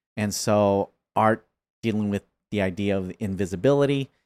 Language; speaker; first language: English; native; English